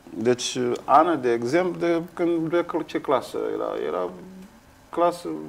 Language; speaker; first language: Romanian; non-native, fluent; Kabuverdianu